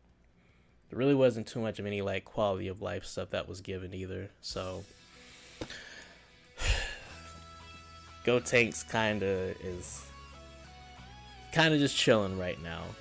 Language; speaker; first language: English; native; English